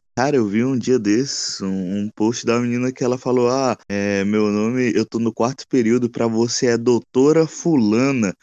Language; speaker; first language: Portuguese; native; Portuguese